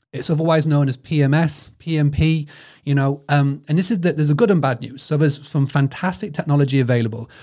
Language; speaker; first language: English; native; English